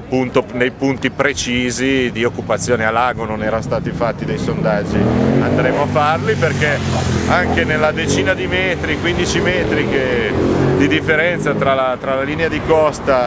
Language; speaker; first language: Italian; native; Italian